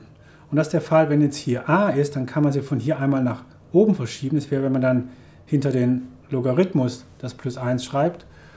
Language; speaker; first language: German; native; German